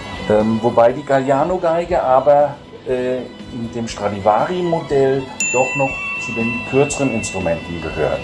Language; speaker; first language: German; native; German